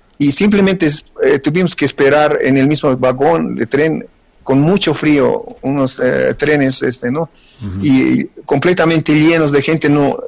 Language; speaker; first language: Spanish; native; Spanish